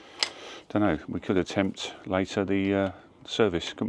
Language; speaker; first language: English; native; English